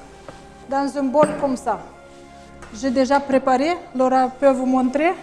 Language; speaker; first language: French; non-native, learner; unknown